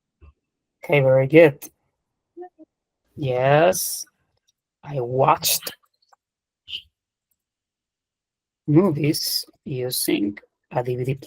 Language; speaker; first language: English; non-native, fluent; Spanish